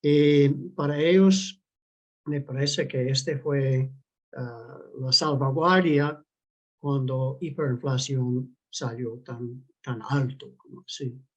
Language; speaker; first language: Spanish; non-native, fluent; English